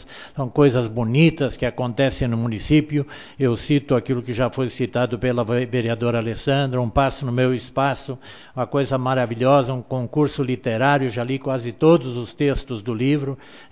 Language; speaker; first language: Portuguese; native; Portuguese